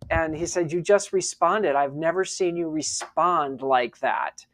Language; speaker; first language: English; native; English